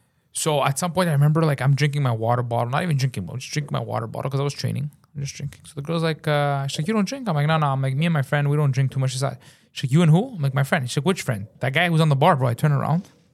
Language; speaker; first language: English; native; English